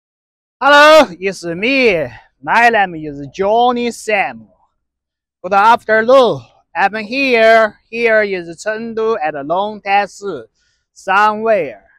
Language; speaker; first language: English; non-native, learner; Chinese